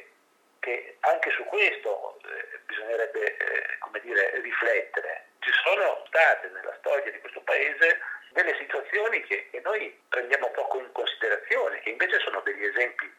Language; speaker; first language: Italian; native; Italian